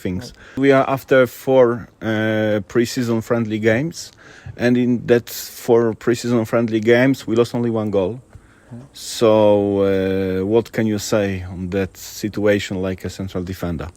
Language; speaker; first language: English; non-native, fluent; Polish